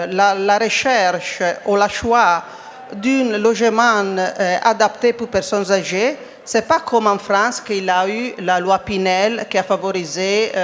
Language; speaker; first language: French; non-native, fluent; Italian